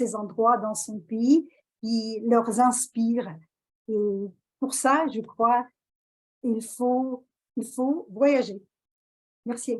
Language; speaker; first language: French; non-native, fluent; Russian